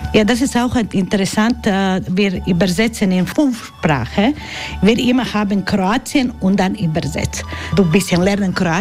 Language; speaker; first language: German; non-native, learner; Croatian